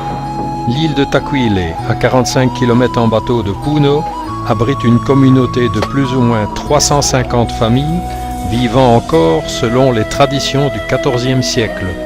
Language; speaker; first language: French; native; French